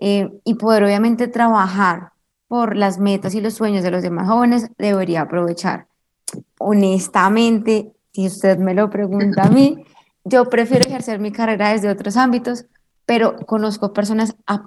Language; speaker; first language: Spanish; native; Spanish